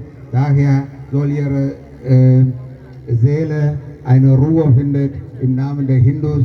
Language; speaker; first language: German; non-native, fluent; Tamil